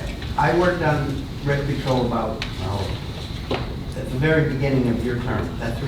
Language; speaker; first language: English; native; English